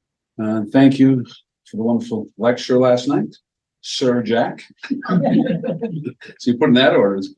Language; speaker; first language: English; native; English